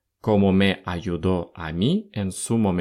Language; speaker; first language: Spanish; non-native, fluent; Russian